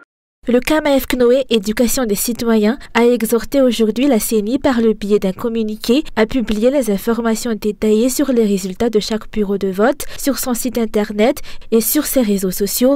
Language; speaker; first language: French; non-native, local second language; Malagasy